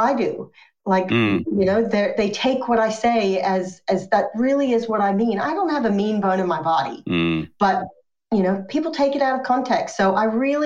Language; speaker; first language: English; native; English